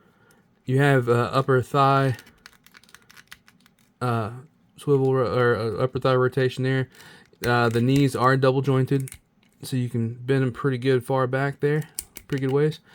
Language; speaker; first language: English; native; English